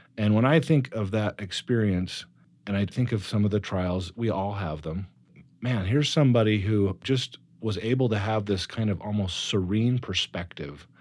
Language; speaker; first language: English; native; English